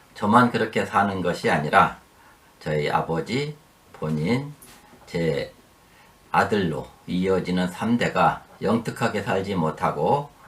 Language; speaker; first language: Korean; native; Korean